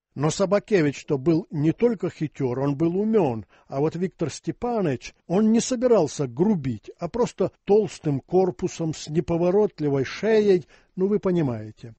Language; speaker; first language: Russian; non-native, local second language; Ukrainian